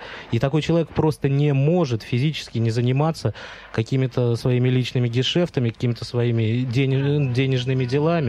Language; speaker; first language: Russian; native; Russian